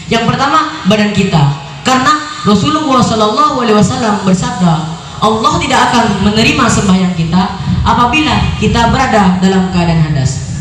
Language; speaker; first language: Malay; non-native, local second language; Madurese